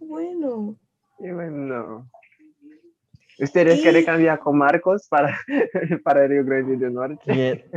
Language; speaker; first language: Spanish; non-native, learner; Portuguese